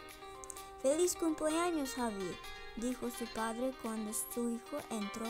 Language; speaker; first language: Spanish; non-native, learner; English